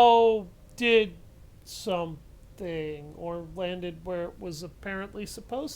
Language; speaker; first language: English; native; English